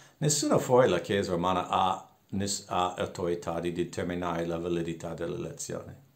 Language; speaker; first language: Italian; non-native, fluent; English